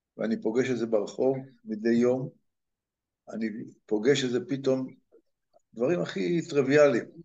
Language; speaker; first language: Hebrew; native; Hebrew